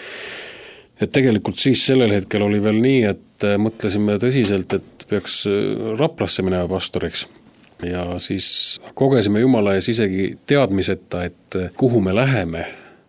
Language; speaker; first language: Estonian; native; Estonian